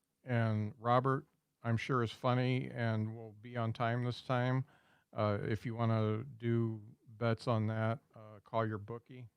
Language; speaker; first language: English; native; English